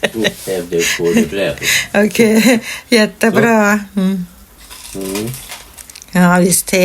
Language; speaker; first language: Swedish; non-native, learner; Thai